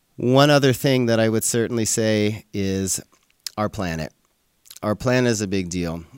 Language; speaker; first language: English; native; English